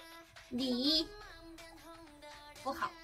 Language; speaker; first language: Chinese; non-native, learner; Korean